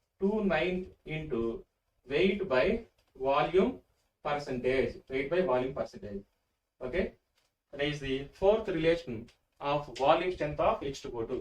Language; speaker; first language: English; non-native, local second language; Telugu